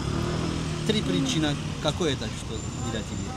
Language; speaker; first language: Russian; non-native, learner; Turkish